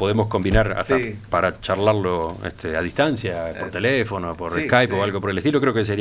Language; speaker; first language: Spanish; native; Spanish